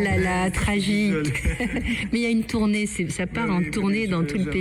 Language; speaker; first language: French; native; French